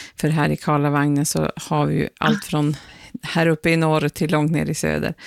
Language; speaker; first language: Swedish; native; Swedish